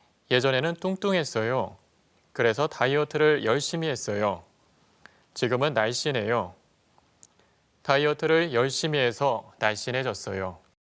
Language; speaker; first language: Korean; native; Korean